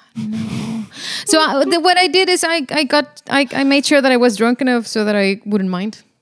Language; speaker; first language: English; non-native, fluent; Spanish